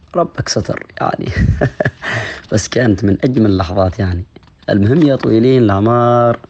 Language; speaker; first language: Arabic; non-native, local second language; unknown